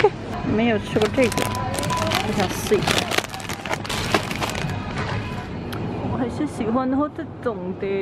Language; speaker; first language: Chinese; native; Chinese